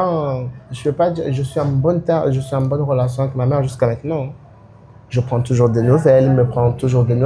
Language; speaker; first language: French; non-native, local second language; Ngazidja Comorian